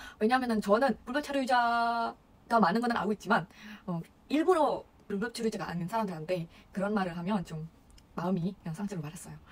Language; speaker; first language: Korean; non-native, fluent; Indonesian